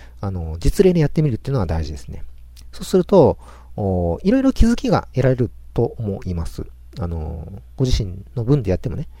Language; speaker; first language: Japanese; native; Japanese